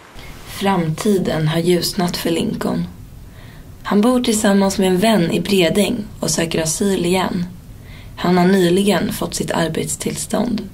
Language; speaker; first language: Swedish; native; Swedish